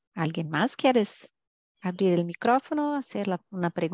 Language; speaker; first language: Spanish; non-native, fluent; Portuguese